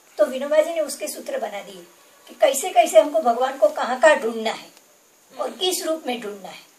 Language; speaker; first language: Hindi; non-native, local second language; Gujarati